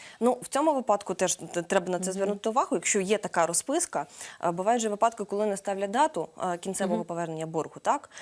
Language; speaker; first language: Ukrainian; native; Ukrainian